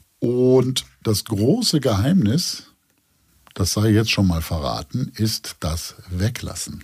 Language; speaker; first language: German; native; German